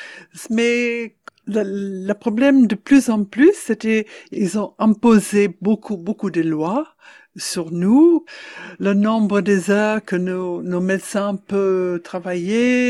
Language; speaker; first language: French; non-native, fluent; English